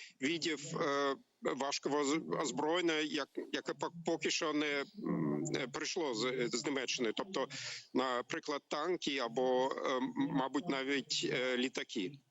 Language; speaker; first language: Ukrainian; non-native, learner; German